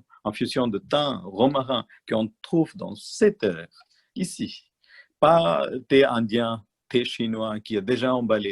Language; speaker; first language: French; non-native, learner; Malayalam